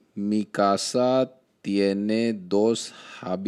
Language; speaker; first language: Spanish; non-native, learner; Hindi